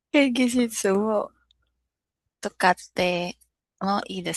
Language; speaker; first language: Japanese; non-native, learner; Filipino